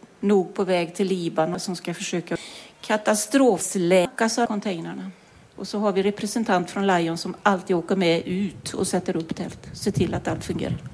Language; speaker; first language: Swedish; native; Swedish